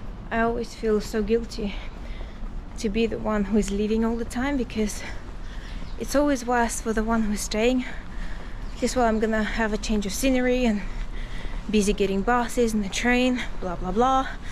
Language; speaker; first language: English; non-native, fluent; Russian